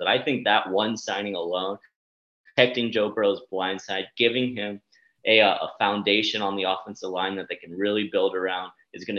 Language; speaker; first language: English; native; English